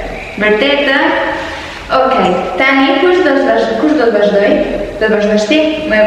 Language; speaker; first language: Albanian; early bilingual, heritage; Albanian